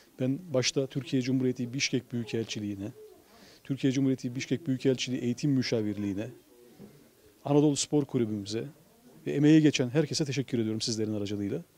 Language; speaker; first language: Turkish; native; Turkish